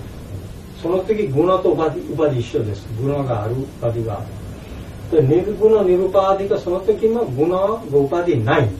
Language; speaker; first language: Japanese; non-native, learner; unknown